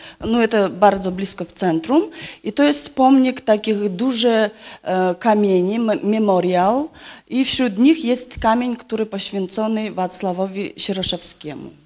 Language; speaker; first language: Polish; non-native, fluent; Yakut